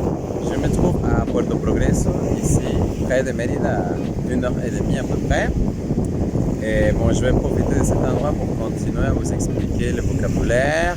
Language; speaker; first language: French; non-native, fluent; Spanish